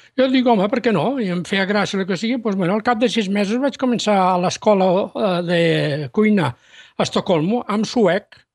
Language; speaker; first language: Catalan; native; Catalan